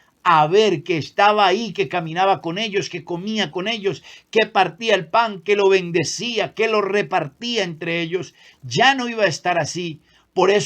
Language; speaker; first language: Spanish; native; Spanish